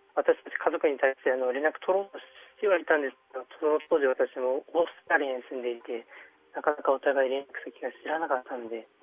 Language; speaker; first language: Japanese; early bilingual, other home language; Chinese